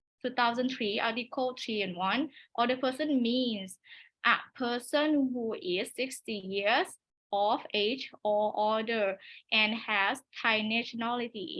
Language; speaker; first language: English; non-native, learner; Thai